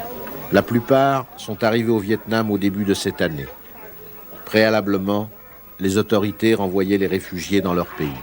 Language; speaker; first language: French; native; French